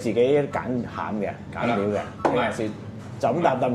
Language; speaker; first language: Cantonese; native; Cantonese